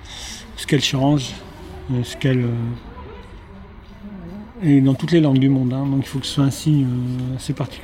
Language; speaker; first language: French; native; French